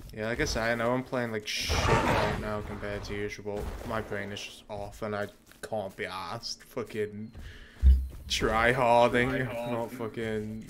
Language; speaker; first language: English; native; English